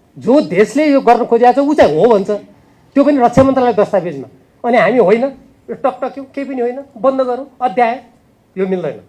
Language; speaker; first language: Nepali; native; Nepali